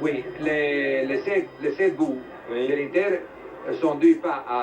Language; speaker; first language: French; non-native, fluent; Italian